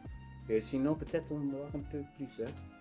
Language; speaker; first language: French; non-native, learner; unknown